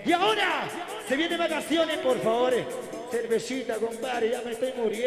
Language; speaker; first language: Spanish; native; Spanish